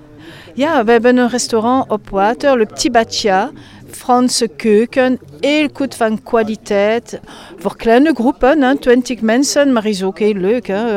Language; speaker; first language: Dutch; non-native, local second language; French